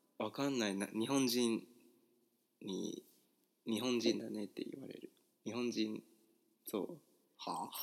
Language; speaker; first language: Japanese; non-native, fluent; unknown